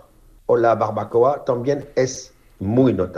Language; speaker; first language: Spanish; non-native, learner; French